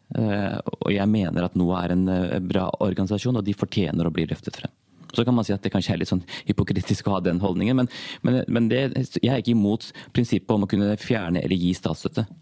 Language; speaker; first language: Norwegian; early bilingual, other home language; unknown